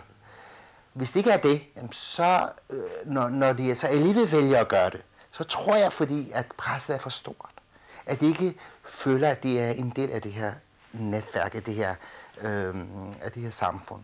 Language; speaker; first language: Danish; early bilingual, other home language; Kurdish